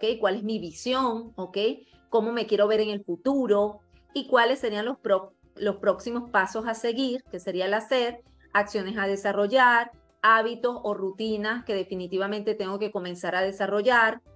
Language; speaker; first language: Spanish; native; Spanish